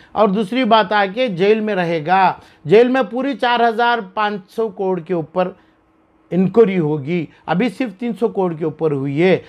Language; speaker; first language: Hindi; non-native, local second language; Urdu